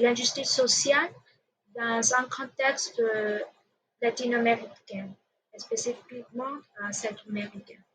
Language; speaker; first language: French; non-native, learner; Spanish